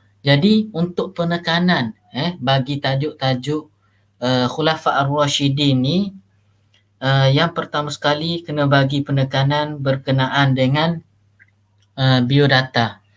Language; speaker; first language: Malay; native; Malay